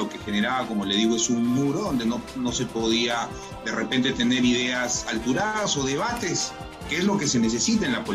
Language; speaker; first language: Spanish; native; Spanish